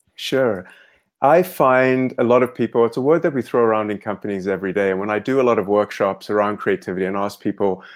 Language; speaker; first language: English; native; English